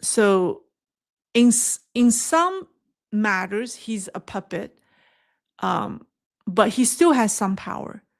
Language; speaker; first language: English; non-native, fluent; Chinese